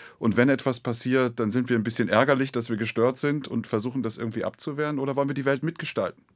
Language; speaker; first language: German; native; German